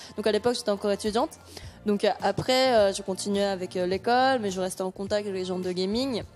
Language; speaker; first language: French; early bilingual, other home language; Korean